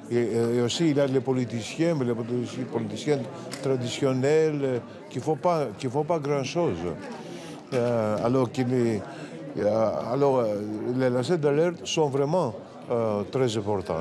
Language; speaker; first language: French; non-native, fluent; Greek